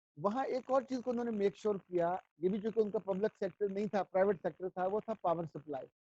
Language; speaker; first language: Urdu; non-native, local second language; Punjabi